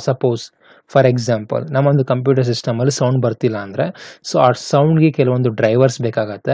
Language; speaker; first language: Kannada; native; Kannada